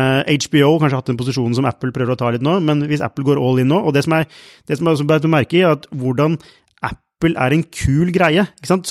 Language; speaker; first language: Norwegian; native; Norwegian